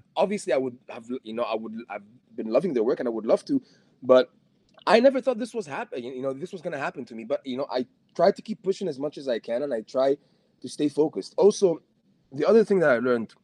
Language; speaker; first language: English; non-native, fluent; Arabic